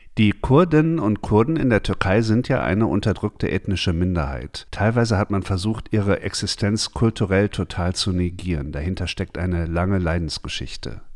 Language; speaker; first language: German; native; German